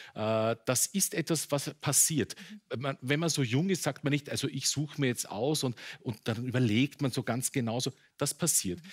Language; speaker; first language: German; native; German